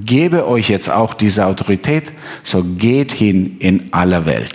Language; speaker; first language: German; non-native, fluent; Albanian